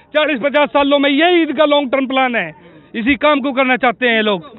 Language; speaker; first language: Hindi; native; Hindi